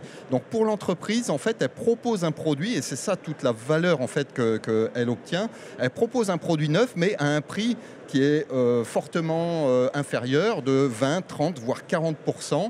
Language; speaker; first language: French; native; French